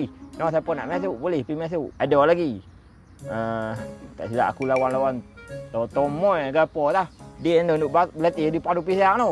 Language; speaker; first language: Malay; native; Malay